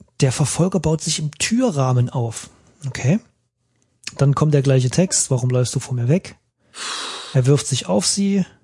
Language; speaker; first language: German; native; German